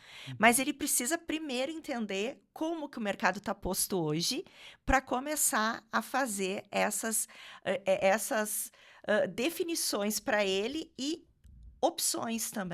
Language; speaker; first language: Portuguese; native; Portuguese